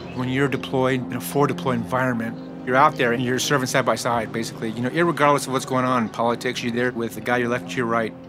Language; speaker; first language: English; native; English